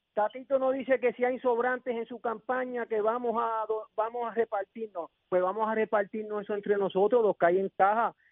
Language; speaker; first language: Spanish; native; Spanish